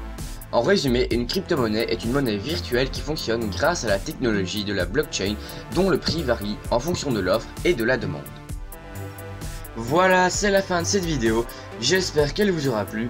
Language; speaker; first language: French; native; French